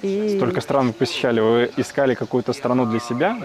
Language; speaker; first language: Russian; native; Russian